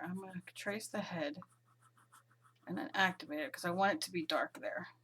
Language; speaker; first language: English; native; English